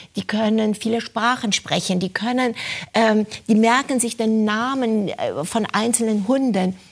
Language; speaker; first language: German; non-native, fluent; Romanian